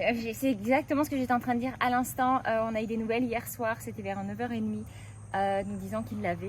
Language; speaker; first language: French; native; French